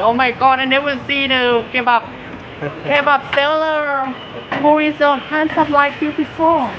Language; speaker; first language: English; non-native, learner; Thai